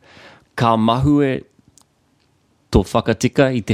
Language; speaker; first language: Māori; non-native, local second language; English